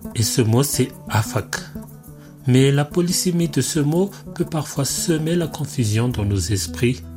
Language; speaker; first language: French; non-native, local second language; Malagasy